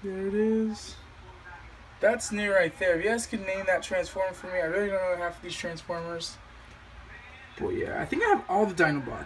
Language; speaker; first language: English; native; English